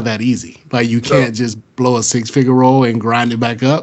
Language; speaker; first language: English; native; English